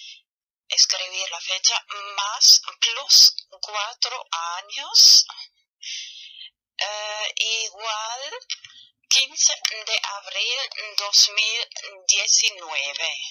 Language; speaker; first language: Spanish; non-native, learner; German